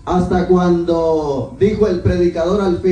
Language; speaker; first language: Spanish; native; Spanish